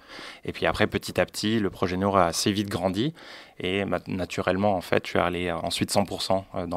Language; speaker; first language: French; native; French